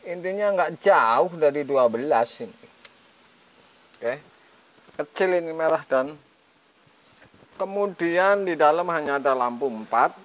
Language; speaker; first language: Indonesian; native; Indonesian